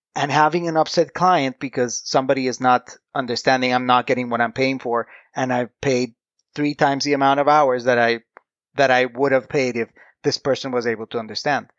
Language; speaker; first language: English; non-native, fluent; Spanish